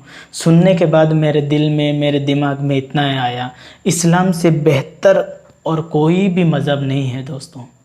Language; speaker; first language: Hindi; non-native, local second language; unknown